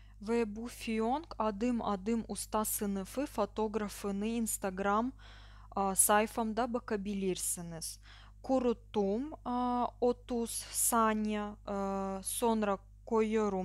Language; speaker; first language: Turkish; non-native, learner; Russian